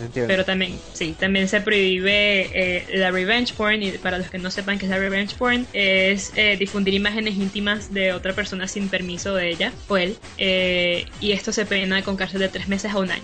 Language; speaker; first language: Spanish; native; Spanish